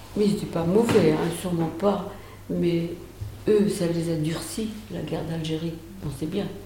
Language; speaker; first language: French; native; French